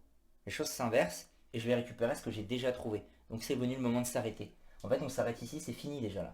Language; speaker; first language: French; native; French